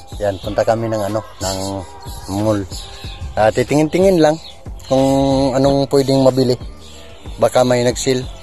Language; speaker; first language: Filipino; non-native, local second language; Cebuano